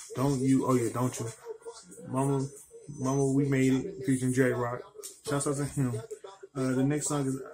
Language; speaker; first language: English; native; English